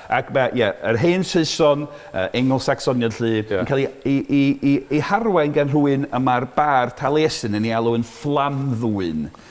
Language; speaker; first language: Welsh; non-native, fluent; English